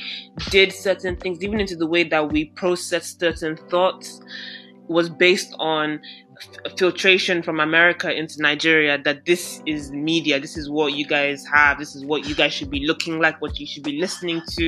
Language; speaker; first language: English; non-native, local second language; Yoruba